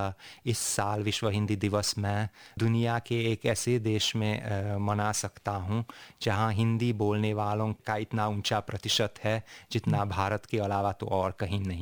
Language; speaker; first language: Hindi; non-native, fluent; Hungarian